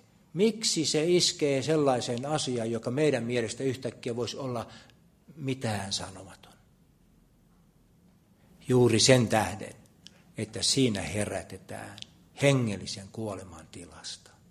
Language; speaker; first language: Finnish; native; Finnish